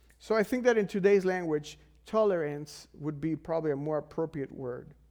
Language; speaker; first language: English; non-native, fluent; Spanish